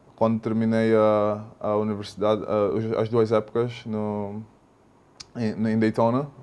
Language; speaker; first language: Portuguese; non-native, fluent; English